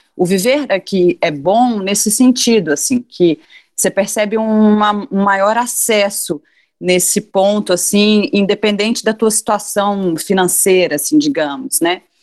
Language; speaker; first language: Portuguese; native; Portuguese